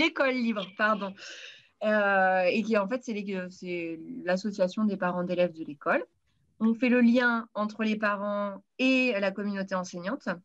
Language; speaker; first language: French; native; French